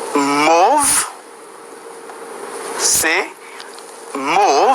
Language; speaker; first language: French; non-native, fluent; Spanish